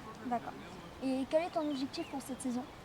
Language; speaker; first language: French; native; French